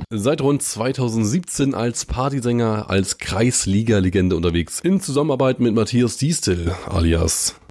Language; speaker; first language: German; native; German